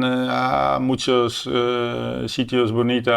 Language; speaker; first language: Spanish; non-native, learner; Dutch